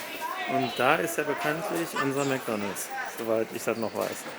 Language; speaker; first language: German; native; German